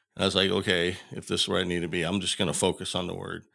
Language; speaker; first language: English; native; English